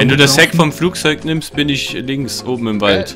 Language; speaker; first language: German; native; German